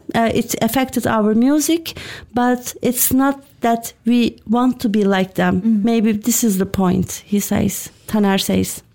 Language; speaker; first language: English; non-native, fluent; Turkish